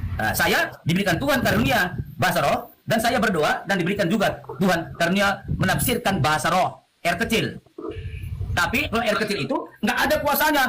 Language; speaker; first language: Indonesian; non-native, local second language; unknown